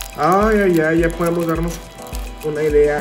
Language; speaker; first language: Spanish; native; Spanish